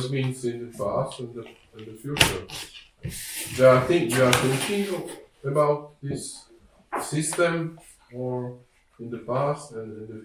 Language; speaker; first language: English; non-native, learner; Slovak